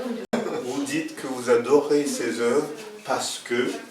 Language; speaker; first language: French; native; French